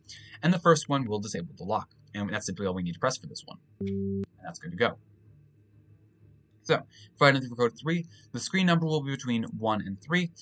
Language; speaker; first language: English; native; English